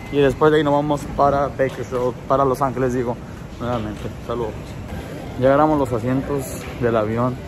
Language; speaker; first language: Spanish; early bilingual, heritage; Spanish